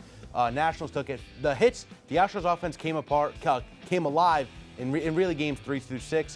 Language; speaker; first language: English; native; English